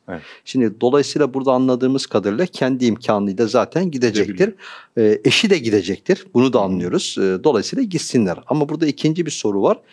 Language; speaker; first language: Turkish; native; Turkish